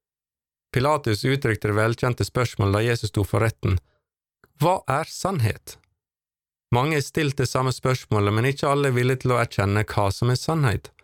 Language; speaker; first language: Norwegian; native; Norwegian